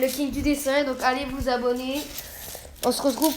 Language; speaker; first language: French; native; French